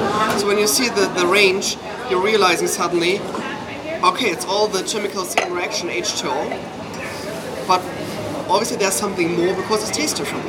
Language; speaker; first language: English; non-native, fluent; German